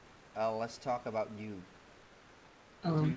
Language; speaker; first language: English; non-native, fluent; Vietnamese